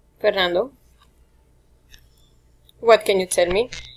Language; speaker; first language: English; non-native, fluent; Spanish